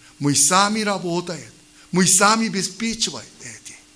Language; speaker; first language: Russian; non-native, learner; Korean